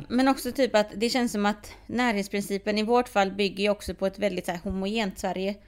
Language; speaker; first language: Swedish; early bilingual, other home language; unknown